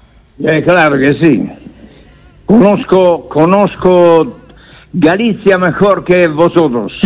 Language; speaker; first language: Spanish; non-native, fluent; Italian